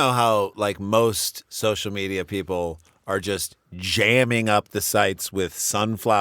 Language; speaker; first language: English; native; English